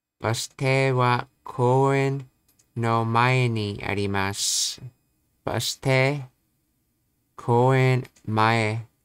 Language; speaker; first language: Japanese; non-native, learner; English